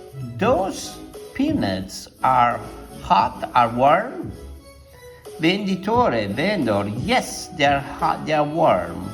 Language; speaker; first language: English; non-native, fluent; Italian